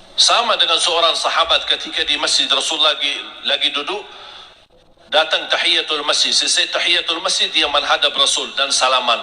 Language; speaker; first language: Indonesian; non-native, fluent; Arabic